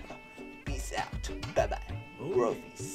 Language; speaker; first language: English; non-native, local second language; Filipino